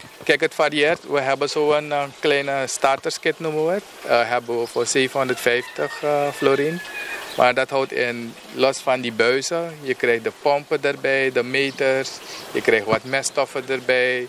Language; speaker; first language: Dutch; non-native, local second language; Papiamento